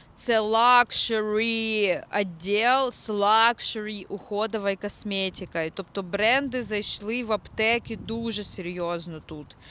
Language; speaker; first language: Ukrainian; non-native, local second language; Russian